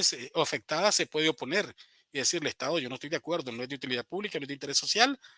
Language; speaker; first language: Spanish; native; Spanish